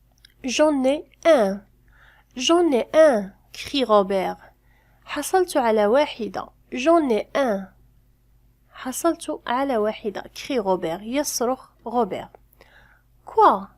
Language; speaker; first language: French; non-native, fluent; Arabic